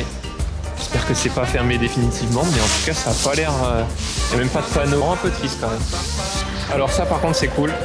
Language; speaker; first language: French; native; French